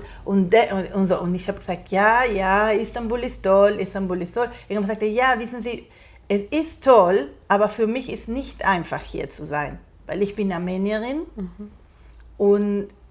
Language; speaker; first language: German; non-native, fluent; Spanish